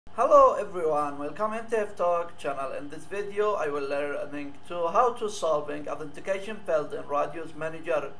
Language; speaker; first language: English; non-native, learner; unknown